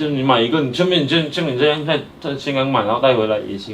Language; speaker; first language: Chinese; native; Chinese